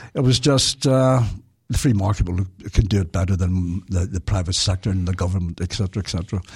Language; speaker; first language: English; native; English